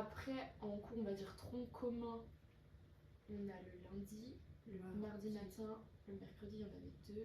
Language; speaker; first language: French; native; French